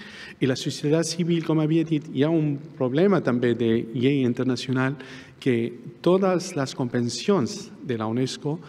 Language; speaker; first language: Catalan; non-native, fluent; Arabic